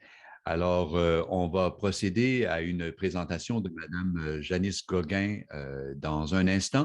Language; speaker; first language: French; native; French